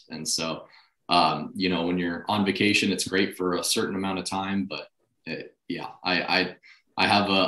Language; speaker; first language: English; native; English